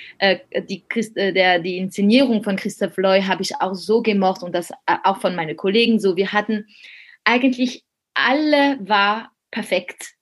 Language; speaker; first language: German; non-native, fluent; French